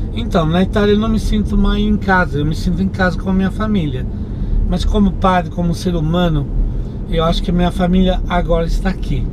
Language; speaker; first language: Portuguese; non-native, fluent; Italian